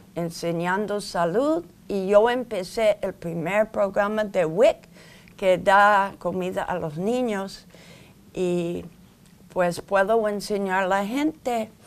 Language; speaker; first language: Spanish; non-native, fluent; English